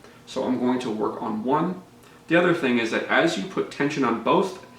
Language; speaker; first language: English; native; English